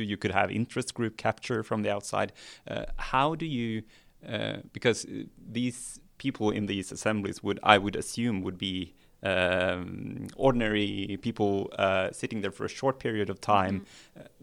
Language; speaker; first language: English; non-native, fluent; Norwegian